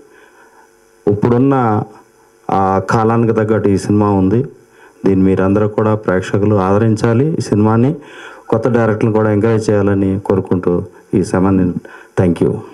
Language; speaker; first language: Telugu; native; Telugu